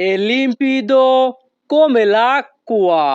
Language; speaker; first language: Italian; non-native, fluent; Bangla